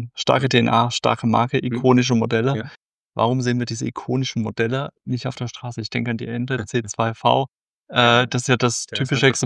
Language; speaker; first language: German; native; German